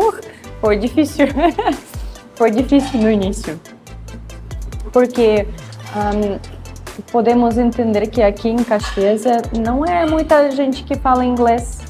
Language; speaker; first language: Portuguese; non-native, fluent; Russian